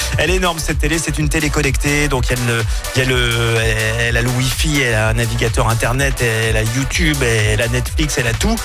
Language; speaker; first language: French; native; French